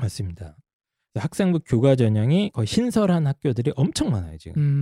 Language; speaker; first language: Korean; native; Korean